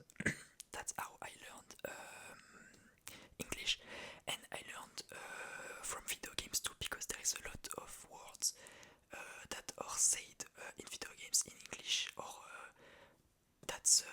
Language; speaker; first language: English; non-native, learner; French